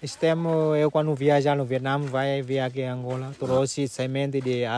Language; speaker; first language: Portuguese; non-native, learner; Vietnamese